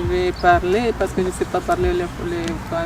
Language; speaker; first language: French; non-native, learner; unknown